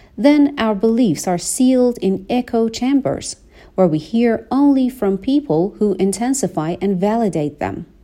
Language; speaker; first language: English; non-native, fluent; Persian